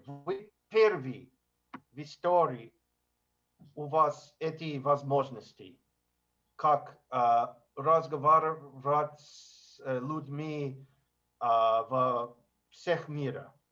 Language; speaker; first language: Russian; non-native, learner; English